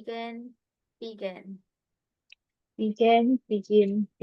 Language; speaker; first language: English; non-native, learner; Indonesian